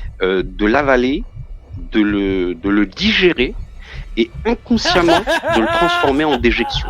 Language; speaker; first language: French; native; French